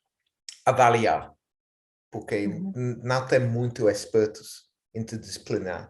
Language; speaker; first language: Portuguese; non-native, fluent; English